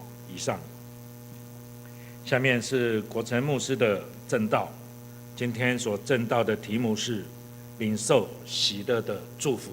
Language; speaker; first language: Chinese; native; Chinese